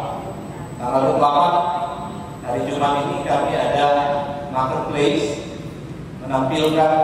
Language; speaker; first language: Indonesian; native; Indonesian